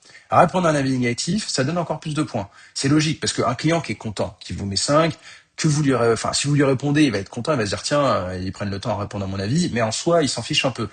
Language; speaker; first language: French; native; French